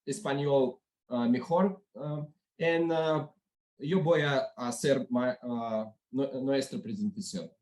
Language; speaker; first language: Spanish; non-native, learner; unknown